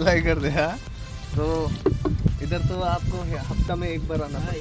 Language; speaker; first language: Hindi; non-native, local second language; Assamese